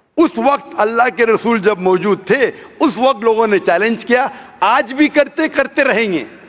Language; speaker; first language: Hindi; non-native, local second language; Konkani